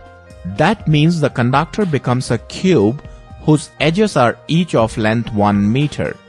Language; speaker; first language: English; non-native, local second language; Telugu